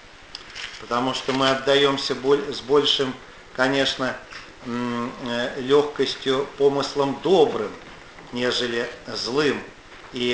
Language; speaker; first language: Russian; native; Russian